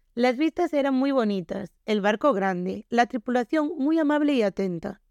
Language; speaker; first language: Spanish; native; Spanish